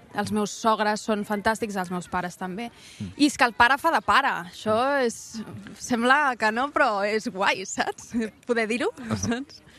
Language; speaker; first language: Catalan; non-native, local second language; Spanish